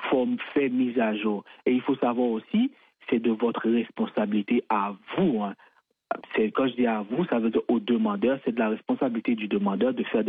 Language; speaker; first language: French; non-native, local second language; Haitian Creole